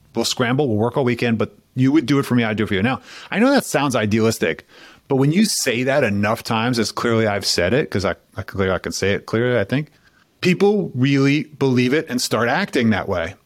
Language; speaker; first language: English; native; English